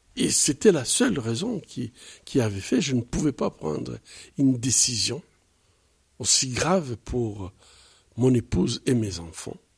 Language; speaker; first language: French; non-native, local second language; Swahili